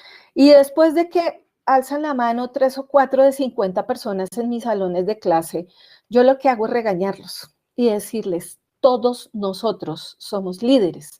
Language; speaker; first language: Spanish; native; Spanish